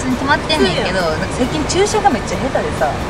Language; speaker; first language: Japanese; native; Japanese